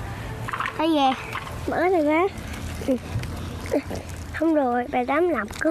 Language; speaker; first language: Vietnamese; native; Vietnamese